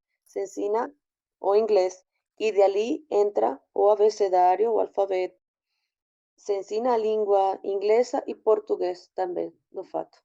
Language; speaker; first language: Portuguese; non-native, fluent; Spanish